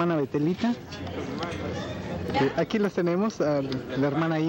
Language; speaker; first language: Spanish; native; Spanish